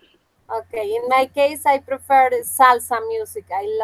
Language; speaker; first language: English; non-native, fluent; Spanish